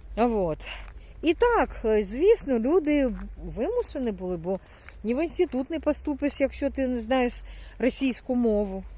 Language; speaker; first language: Ukrainian; non-native, local second language; Russian